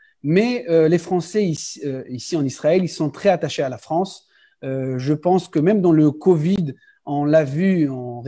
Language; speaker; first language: French; early bilingual, heritage; French